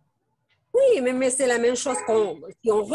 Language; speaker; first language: French; non-native, fluent; Spanish